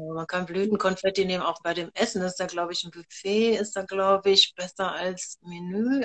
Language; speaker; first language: German; native; German